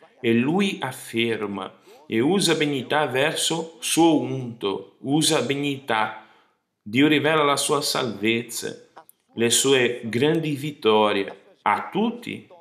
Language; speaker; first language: Italian; non-native, fluent; Portuguese